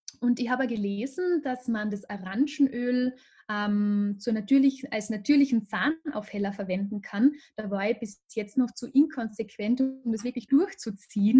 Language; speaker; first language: German; native; German